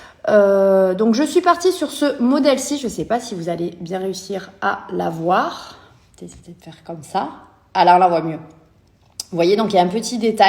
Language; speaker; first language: French; native; French